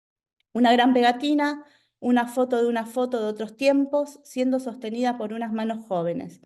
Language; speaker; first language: Spanish; native; Spanish